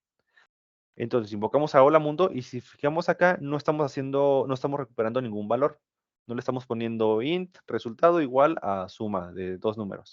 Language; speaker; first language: Spanish; native; Spanish